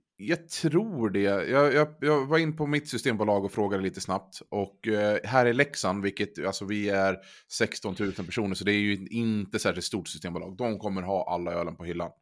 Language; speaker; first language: Swedish; native; Swedish